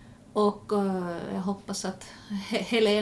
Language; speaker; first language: Swedish; non-native, local second language; Finnish